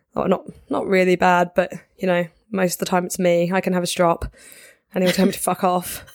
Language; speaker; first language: English; native; English